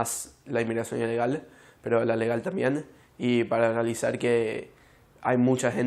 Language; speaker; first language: Spanish; early bilingual, heritage; Spanish